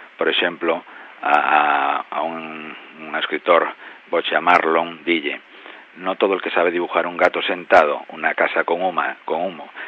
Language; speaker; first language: Spanish; non-native, local second language; Galician